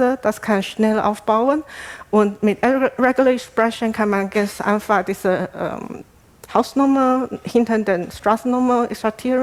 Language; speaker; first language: German; non-native, learner; Chinese